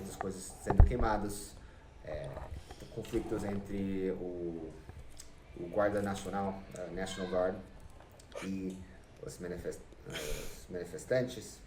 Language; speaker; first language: Portuguese; non-native, fluent; English